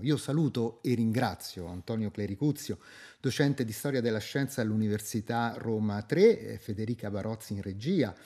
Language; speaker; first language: Italian; native; Italian